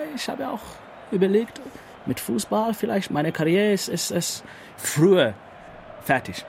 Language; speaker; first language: German; non-native, learner; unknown